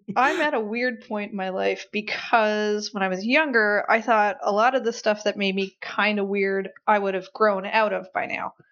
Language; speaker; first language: English; native; English